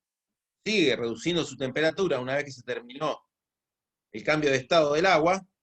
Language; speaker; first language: Spanish; native; Spanish